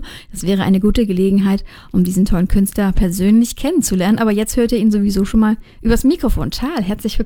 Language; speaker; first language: German; native; German